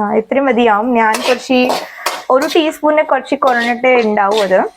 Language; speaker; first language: Malayalam; non-native, learner; Kannada